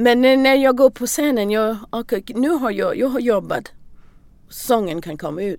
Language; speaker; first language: Swedish; non-native, learner; English